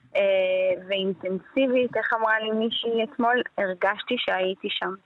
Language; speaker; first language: Hebrew; native; Hebrew